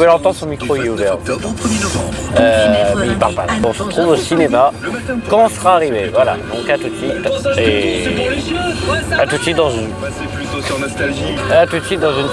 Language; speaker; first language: French; native; French